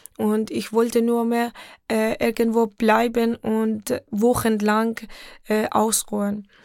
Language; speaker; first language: German; non-native, fluent; Persian